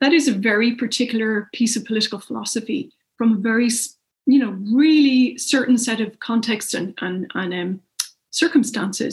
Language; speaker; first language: English; native; English